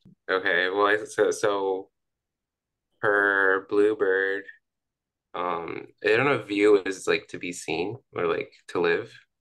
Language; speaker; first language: English; early bilingual, other home language; Spanish